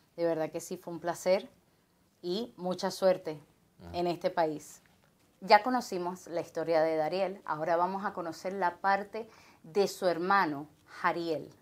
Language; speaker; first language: Spanish; native; Spanish